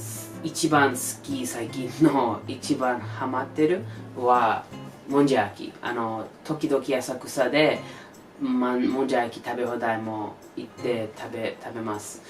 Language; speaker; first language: Japanese; non-native, learner; English